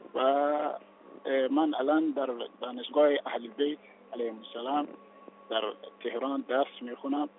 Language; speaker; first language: Persian; non-native, fluent; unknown